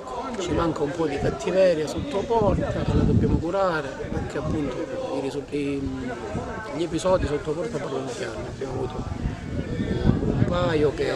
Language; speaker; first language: Italian; native; Italian